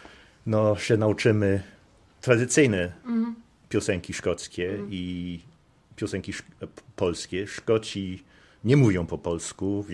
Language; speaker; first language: Polish; non-native, fluent; English